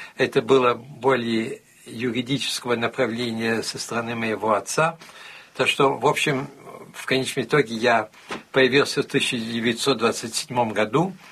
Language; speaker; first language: Russian; early bilingual, heritage; Russian